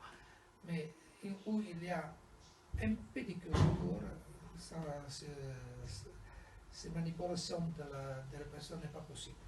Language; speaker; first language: French; non-native, fluent; Italian